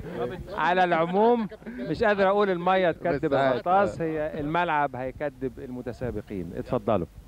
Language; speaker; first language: Arabic; native; Arabic